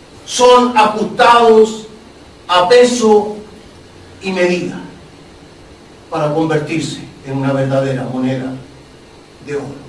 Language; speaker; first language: Spanish; native; Spanish